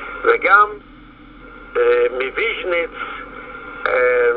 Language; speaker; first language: Hebrew; non-native, fluent; Yiddish